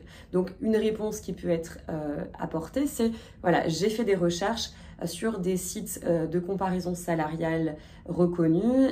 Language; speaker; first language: French; native; French